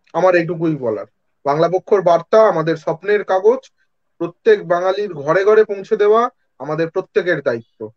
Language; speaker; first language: Bangla; native; Bangla